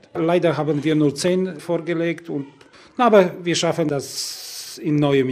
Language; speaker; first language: German; non-native, local second language; Polish